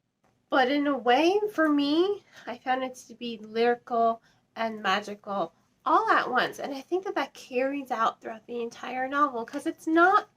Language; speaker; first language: English; native; English